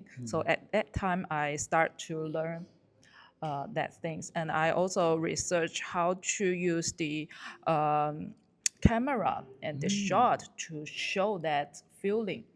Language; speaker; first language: English; non-native, learner; Chinese